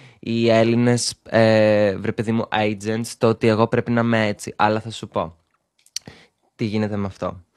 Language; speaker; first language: Greek; early bilingual, other home language; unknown